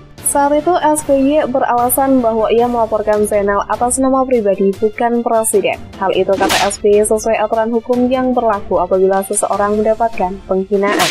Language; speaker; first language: Indonesian; native; Indonesian